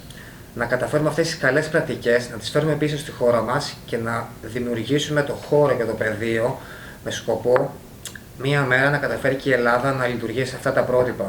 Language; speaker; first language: Greek; native; Greek